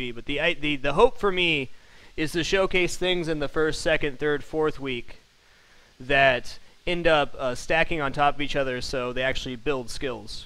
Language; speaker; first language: English; native; English